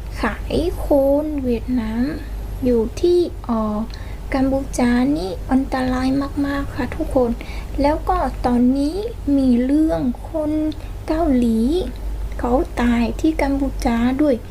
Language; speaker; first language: Thai; non-native, learner; Vietnamese